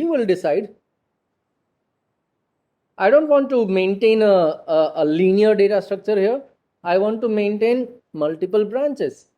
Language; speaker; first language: English; non-native, local second language; Gujarati